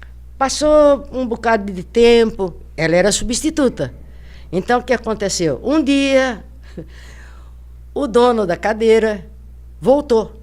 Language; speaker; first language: Portuguese; native; Portuguese